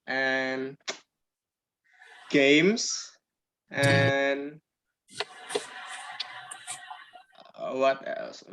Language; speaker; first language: English; non-native, learner; Indonesian